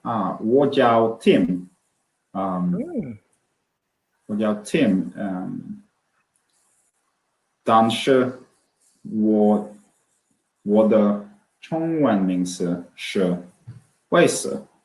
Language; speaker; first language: Chinese; non-native, learner; Swedish